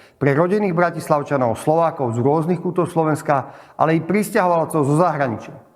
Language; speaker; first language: Slovak; native; Slovak